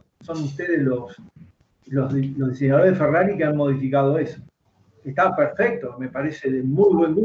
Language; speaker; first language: Spanish; native; Spanish